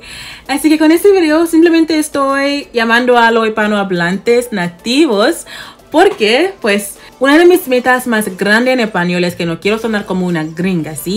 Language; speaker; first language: Spanish; non-native, fluent; English